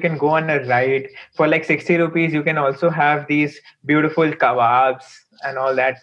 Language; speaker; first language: English; non-native, local second language; Hindi